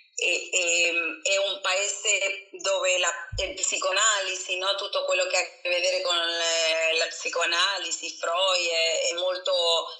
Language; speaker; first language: Italian; non-native, fluent; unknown